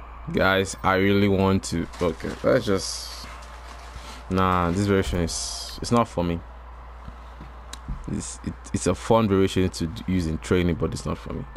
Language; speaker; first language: English; native; English